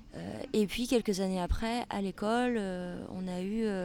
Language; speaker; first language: French; native; French